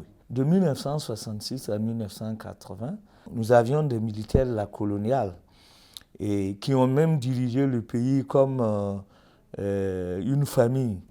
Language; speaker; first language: French; native; French